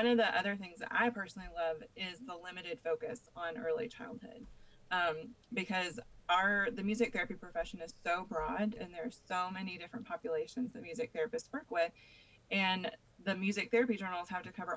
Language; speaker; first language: English; native; English